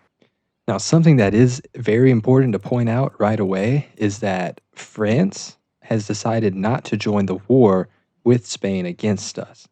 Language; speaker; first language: English; native; English